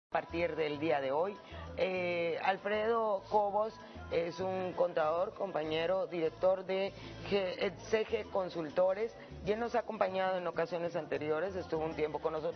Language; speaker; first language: Spanish; native; Spanish